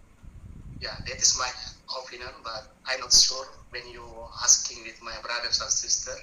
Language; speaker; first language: English; non-native, learner; Indonesian